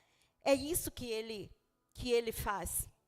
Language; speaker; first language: Portuguese; native; Portuguese